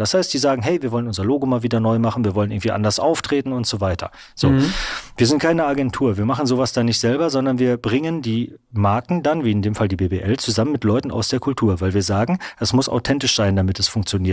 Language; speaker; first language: German; native; German